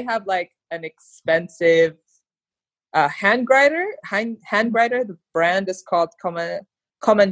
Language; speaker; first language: English; non-native, local second language; Filipino